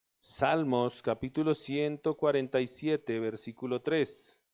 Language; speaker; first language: Spanish; native; Spanish